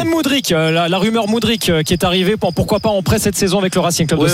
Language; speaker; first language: French; native; French